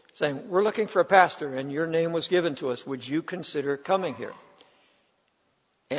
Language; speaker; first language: English; native; English